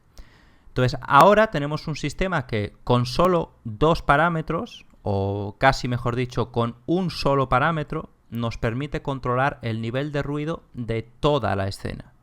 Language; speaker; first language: Spanish; native; Spanish